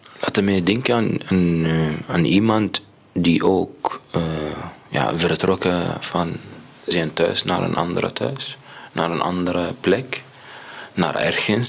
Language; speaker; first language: Dutch; non-native, learner; Arabic